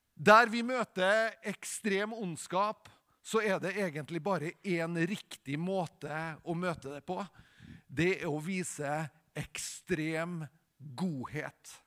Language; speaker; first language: Norwegian; native; Norwegian